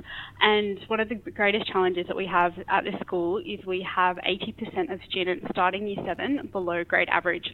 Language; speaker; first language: English; native; English